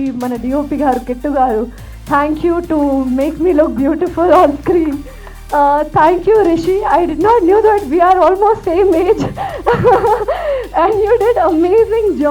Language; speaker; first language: Telugu; non-native, fluent; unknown